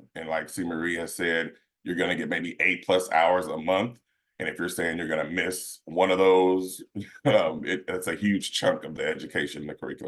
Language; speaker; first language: English; native; English